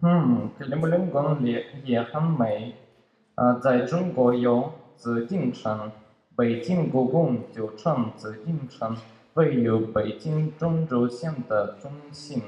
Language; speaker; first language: Chinese; non-native, learner; Russian